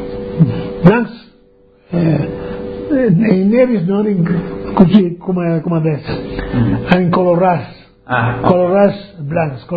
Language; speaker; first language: Italian; non-native, local second language; Friulian